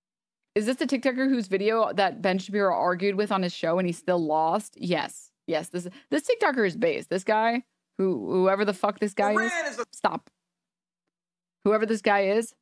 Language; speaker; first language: English; native; English